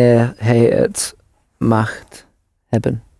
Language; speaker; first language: Dutch; non-native, learner; English